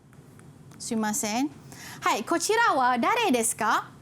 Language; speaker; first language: Japanese; non-native, fluent; Malay